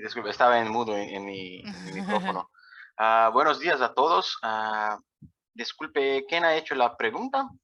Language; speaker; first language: Spanish; non-native, fluent; Portuguese